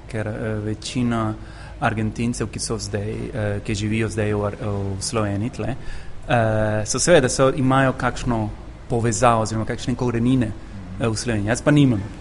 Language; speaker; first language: Slovenian; non-native, fluent; Spanish